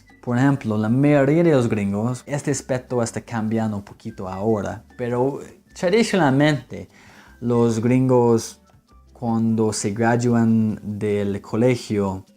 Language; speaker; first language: Spanish; non-native, fluent; English